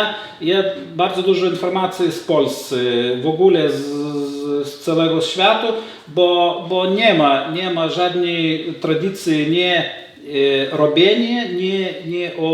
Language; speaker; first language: Polish; non-native, learner; Lithuanian